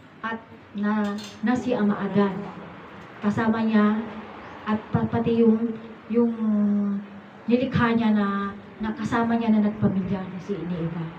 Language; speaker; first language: Filipino; non-native, local second language; Iloko